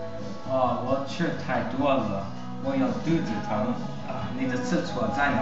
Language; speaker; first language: Chinese; non-native, learner; English